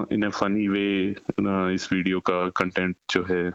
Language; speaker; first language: Hindi; native; Hindi